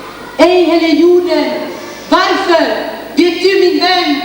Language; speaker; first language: Swedish; non-native, learner; Kurdish